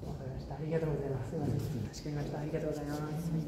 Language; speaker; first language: Japanese; non-native, learner; Bangla